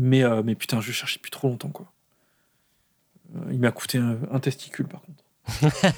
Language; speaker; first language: French; native; French